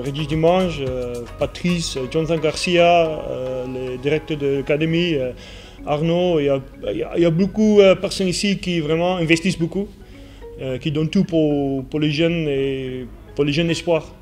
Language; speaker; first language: French; non-native, learner; Afrikaans